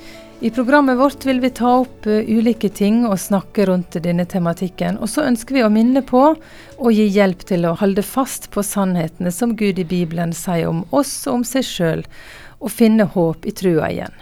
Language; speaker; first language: Norwegian; native; Norwegian